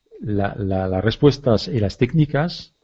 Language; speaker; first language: Spanish; non-native, learner; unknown